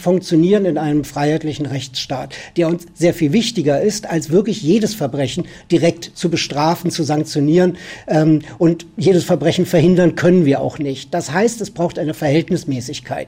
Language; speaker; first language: German; native; German